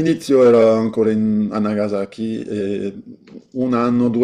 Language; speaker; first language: Italian; non-native, fluent; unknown